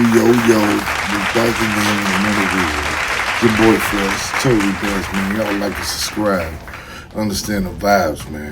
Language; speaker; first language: English; native; English